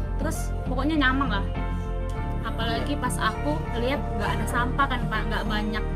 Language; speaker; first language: Indonesian; native; Indonesian